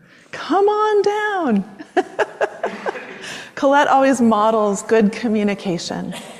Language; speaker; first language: English; native; English